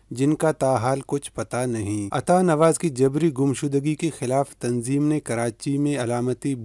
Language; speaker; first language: Urdu; non-native, local second language; Baluchi